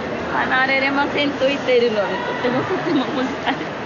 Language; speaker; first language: Japanese; non-native, learner; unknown